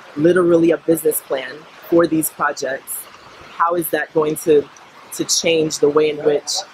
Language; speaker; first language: English; native; English